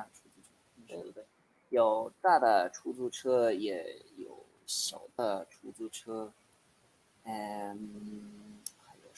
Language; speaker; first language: Chinese; non-native, learner; English